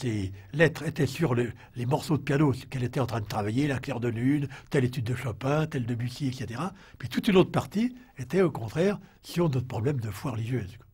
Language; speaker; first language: French; native; French